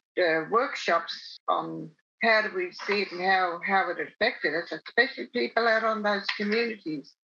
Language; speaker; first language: English; native; English